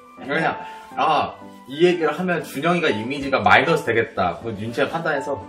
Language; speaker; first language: Korean; native; Korean